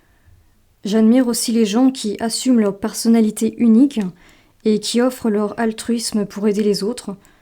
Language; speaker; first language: French; native; French